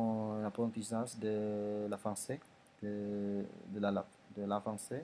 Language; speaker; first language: French; non-native, learner; Indonesian